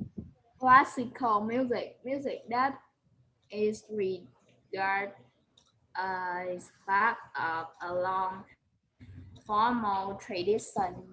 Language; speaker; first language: English; non-native, learner; Vietnamese